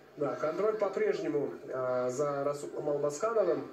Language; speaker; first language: Russian; native; Russian